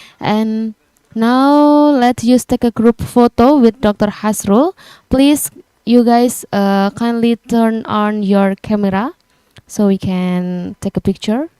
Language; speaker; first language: English; non-native, learner; Indonesian